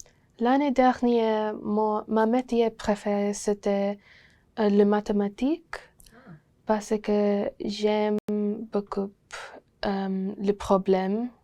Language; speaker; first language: French; non-native, learner; English